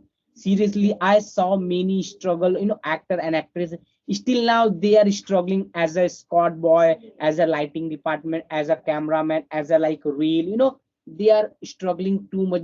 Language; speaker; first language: English; non-native, fluent; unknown